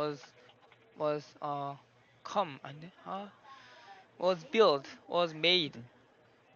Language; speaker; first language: English; non-native, learner; Korean